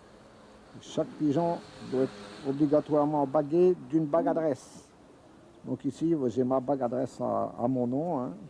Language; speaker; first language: French; native; French